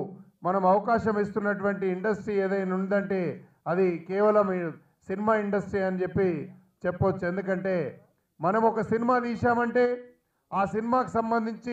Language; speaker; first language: Telugu; native; Telugu